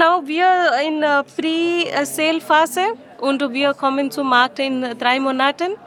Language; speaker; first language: German; non-native, learner; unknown